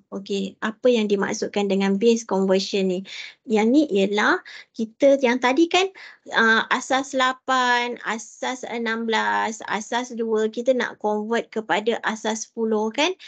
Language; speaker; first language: Malay; native; Malay